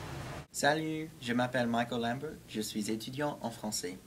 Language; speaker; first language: French; non-native, fluent; English